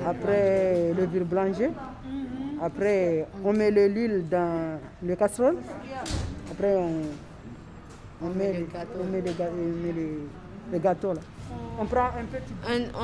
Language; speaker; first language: French; non-native, local second language; Comorian